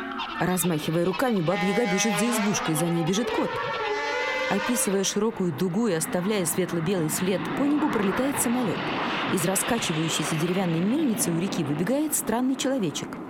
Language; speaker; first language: Russian; native; Russian